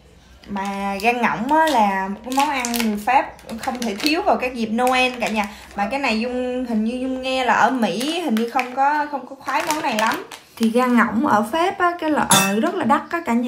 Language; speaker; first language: Vietnamese; native; Vietnamese